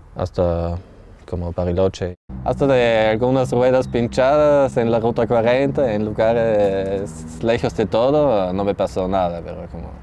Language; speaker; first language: Spanish; non-native, learner; German